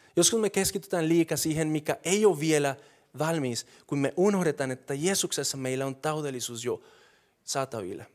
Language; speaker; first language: Finnish; non-native, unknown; Spanish